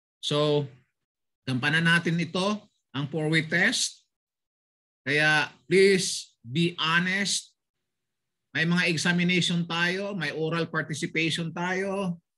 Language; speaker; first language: Filipino; native; Filipino